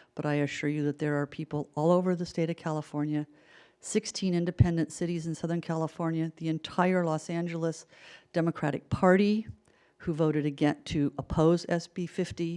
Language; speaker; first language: English; native; English